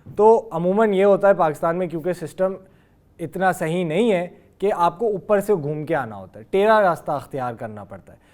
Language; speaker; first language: Urdu; native; Urdu